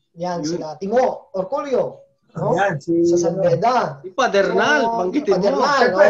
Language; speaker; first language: Filipino; native; Filipino